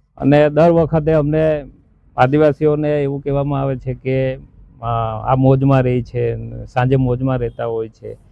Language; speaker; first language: Gujarati; non-native, local second language; Gamit